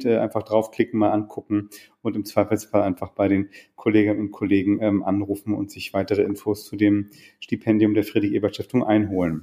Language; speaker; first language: German; native; German